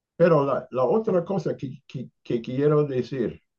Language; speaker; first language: Spanish; non-native, fluent; English